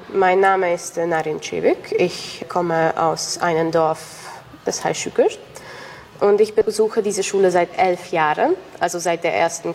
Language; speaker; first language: German; non-native, local second language; Hungarian